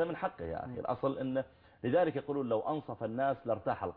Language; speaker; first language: Arabic; native; Arabic